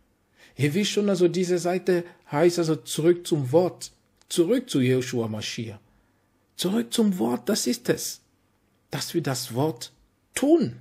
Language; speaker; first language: German; non-native, fluent; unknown